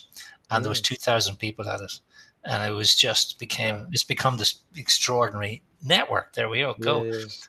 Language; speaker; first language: English; native; English